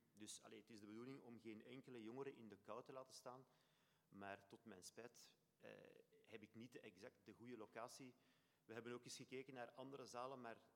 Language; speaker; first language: Dutch; native; Dutch